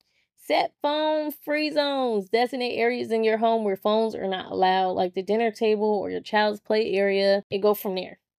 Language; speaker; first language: English; native; English